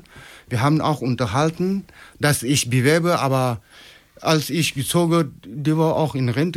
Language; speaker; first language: German; non-native, fluent; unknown